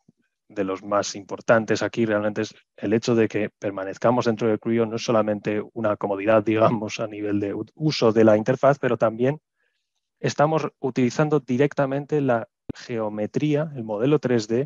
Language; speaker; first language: Spanish; native; Spanish